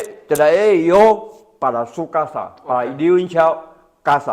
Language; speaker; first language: Spanish; non-native, learner; Chinese